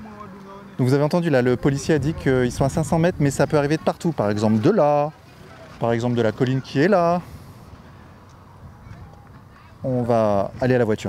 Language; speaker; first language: French; native; French